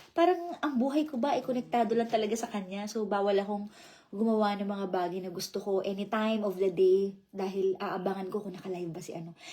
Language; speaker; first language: Filipino; native; Filipino